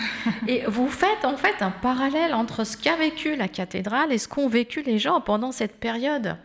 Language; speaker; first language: French; native; French